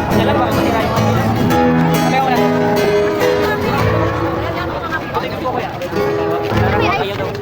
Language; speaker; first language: Filipino; non-native, local second language; Cebuano